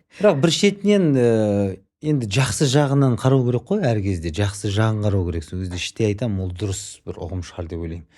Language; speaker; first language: Kazakh; native; Kazakh